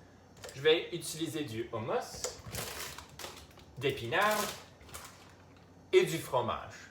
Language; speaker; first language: French; non-native, local second language; English